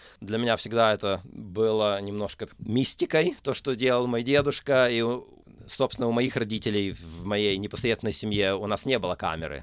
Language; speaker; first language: Russian; native; Russian